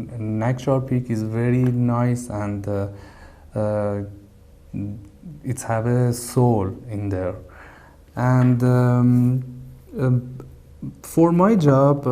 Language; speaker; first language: English; non-native, learner; Persian